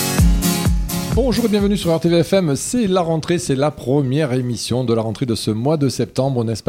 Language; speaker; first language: French; native; French